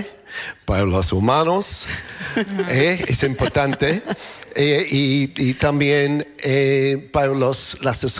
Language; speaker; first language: Spanish; non-native, learner; English